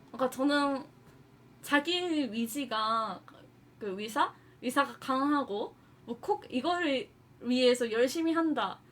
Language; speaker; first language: Korean; non-native, fluent; Japanese